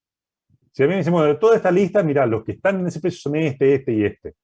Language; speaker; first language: Spanish; native; Spanish